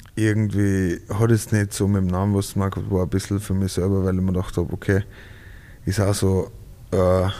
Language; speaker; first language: German; native; German